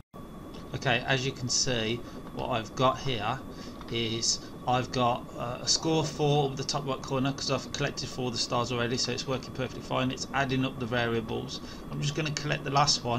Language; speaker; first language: English; native; English